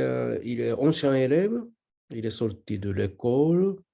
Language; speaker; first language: French; non-native, learner; Japanese